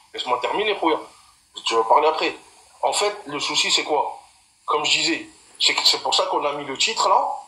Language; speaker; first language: French; early bilingual, other home language; Arabic